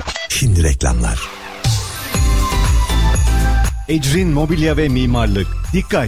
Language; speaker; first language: Turkish; native; Turkish